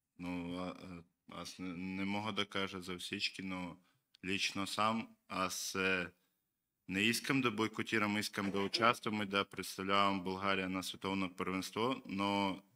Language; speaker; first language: Bulgarian; non-native, learner; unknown